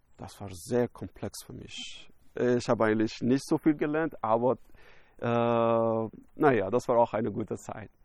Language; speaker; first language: German; non-native, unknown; Persian